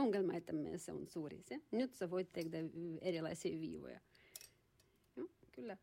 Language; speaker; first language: Finnish; non-native, learner; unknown